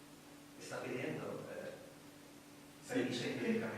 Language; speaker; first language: Spanish; native; Spanish